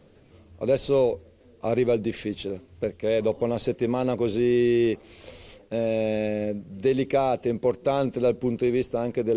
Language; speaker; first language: Italian; native; Italian